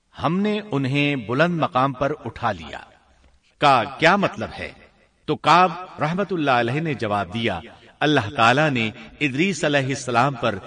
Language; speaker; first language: Urdu; native; Urdu